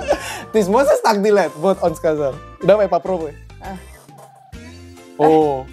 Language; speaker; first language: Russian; non-native, fluent; Indonesian